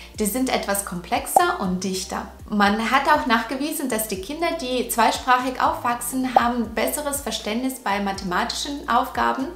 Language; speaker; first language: German; non-native, fluent; Russian